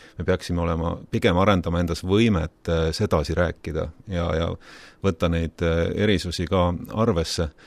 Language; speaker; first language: Estonian; native; Estonian